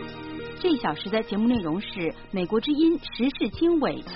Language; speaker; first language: Chinese; native; Chinese